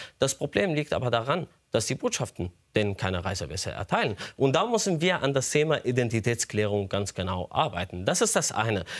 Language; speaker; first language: German; non-native, fluent; Arabic